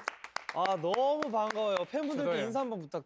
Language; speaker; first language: Korean; native; Korean